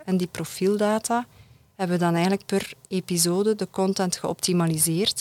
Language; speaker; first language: Dutch; native; Dutch